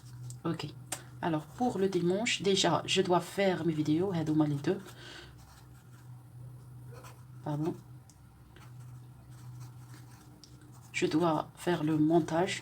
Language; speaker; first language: French; non-native, local second language; Arabic